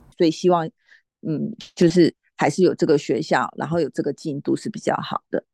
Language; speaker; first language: Chinese; native; Chinese